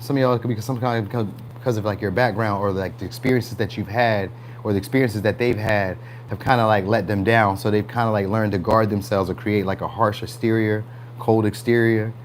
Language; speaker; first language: English; native; English